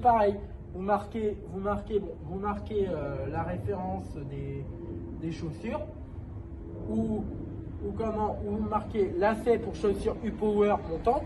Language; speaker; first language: French; native; French